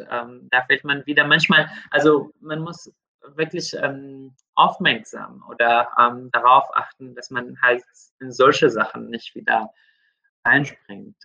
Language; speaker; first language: German; non-native, fluent; Arabic